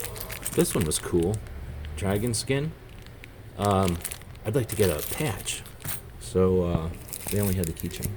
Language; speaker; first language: English; native; English